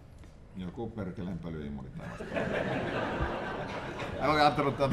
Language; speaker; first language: Finnish; native; Finnish